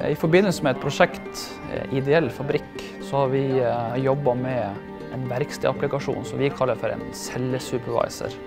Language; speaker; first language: Norwegian; native; Norwegian